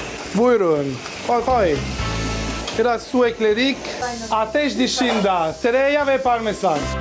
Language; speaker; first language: Turkish; non-native, learner; Italian